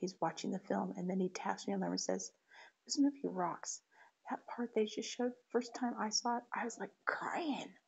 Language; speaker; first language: English; native; English